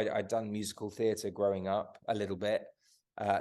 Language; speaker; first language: English; native; English